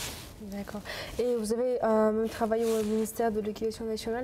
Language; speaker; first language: French; non-native, local second language; Uzbek